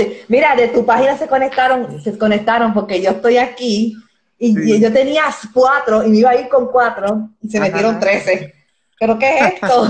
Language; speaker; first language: Spanish; native; Spanish